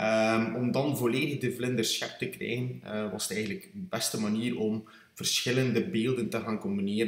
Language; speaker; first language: Dutch; native; Dutch